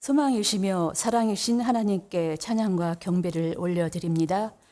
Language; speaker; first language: Korean; native; Korean